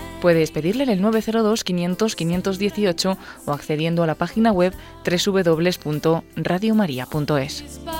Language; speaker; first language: Spanish; native; Spanish